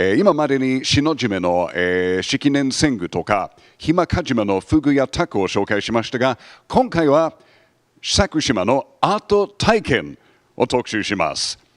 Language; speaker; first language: Japanese; non-native, fluent; English